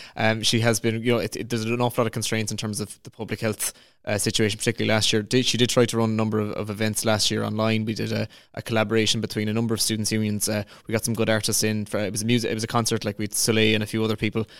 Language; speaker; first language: English; native; English